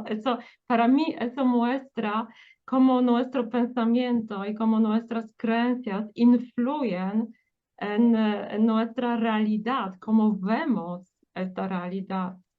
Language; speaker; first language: Spanish; non-native, fluent; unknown